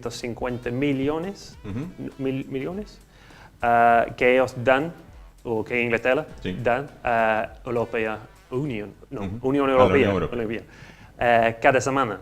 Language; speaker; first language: Spanish; non-native, learner; English